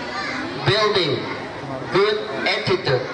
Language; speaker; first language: English; non-native, learner; Indonesian